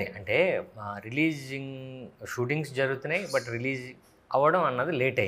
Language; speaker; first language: Telugu; native; Telugu